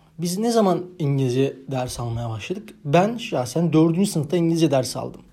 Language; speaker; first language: Turkish; native; Turkish